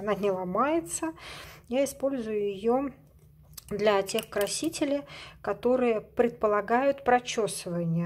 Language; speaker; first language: Russian; native; Russian